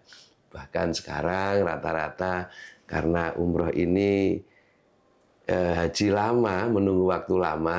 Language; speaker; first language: Indonesian; non-native, local second language; Javanese